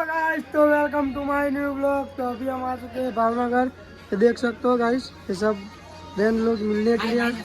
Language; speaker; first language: Hindi; non-native, local second language; Gujarati